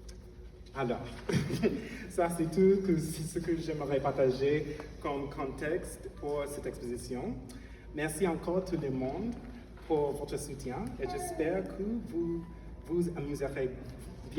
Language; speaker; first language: French; non-native, fluent; English